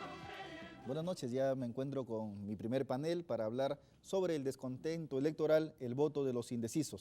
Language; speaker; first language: Spanish; native; Spanish